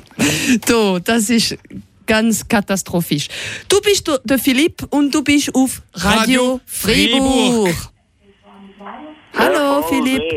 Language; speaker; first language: German; non-native, learner; French